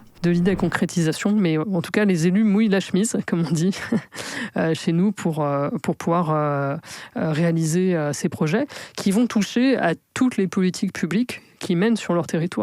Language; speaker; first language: French; native; French